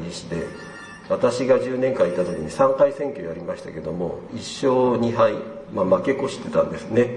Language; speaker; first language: Japanese; native; Japanese